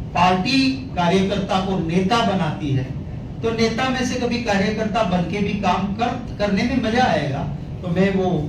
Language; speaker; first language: Hindi; non-native, local second language; Gujarati